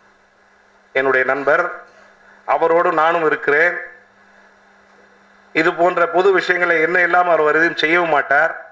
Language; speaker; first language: Tamil; native; Tamil